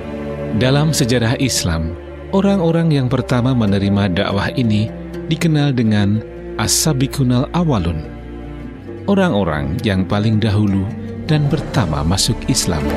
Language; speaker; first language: Indonesian; native; Indonesian